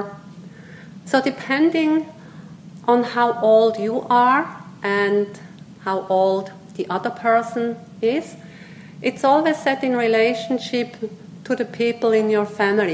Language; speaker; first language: English; non-native, fluent; Swiss German